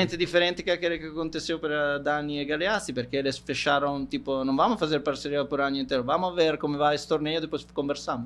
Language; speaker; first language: Portuguese; non-native, fluent; Italian